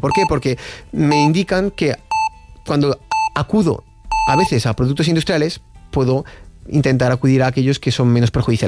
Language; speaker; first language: Spanish; native; Spanish